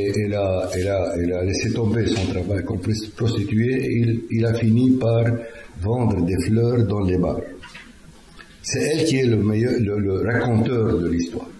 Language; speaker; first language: French; non-native, fluent; Arabic